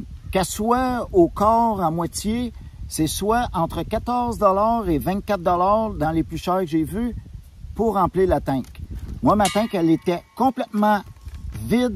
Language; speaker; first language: French; native; French